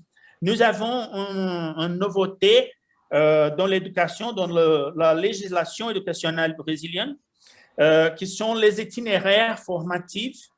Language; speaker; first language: French; non-native, fluent; Portuguese